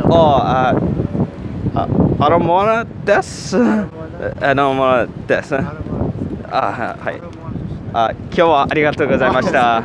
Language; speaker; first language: Japanese; non-native, learner; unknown